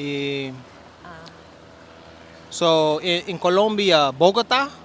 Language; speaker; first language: Spanish; non-native, learner; English